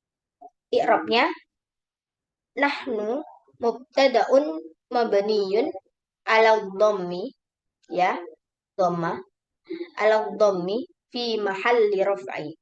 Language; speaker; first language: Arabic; non-native, learner; Indonesian